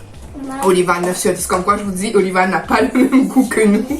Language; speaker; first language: French; native; French